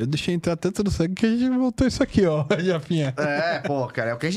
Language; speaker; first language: Portuguese; native; Portuguese